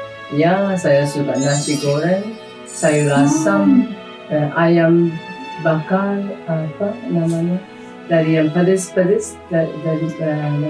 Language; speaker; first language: Indonesian; non-native, fluent; Japanese